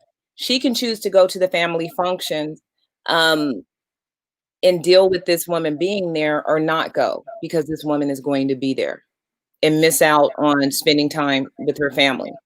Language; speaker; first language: English; native; English